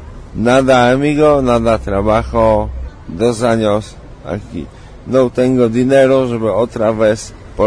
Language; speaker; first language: Spanish; non-native, learner; Polish